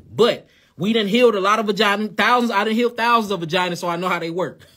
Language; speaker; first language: English; native; English